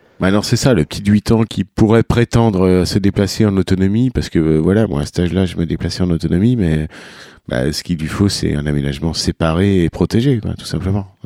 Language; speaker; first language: French; native; French